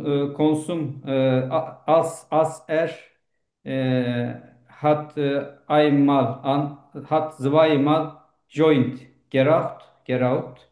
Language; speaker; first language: German; non-native, learner; Turkish